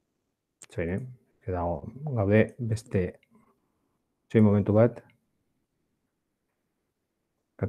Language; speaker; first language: Basque; non-native, local second language; Spanish